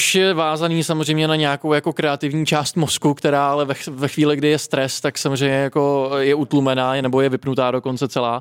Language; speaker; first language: Czech; native; Czech